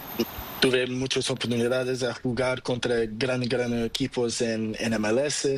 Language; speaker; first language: Spanish; non-native, learner; Portuguese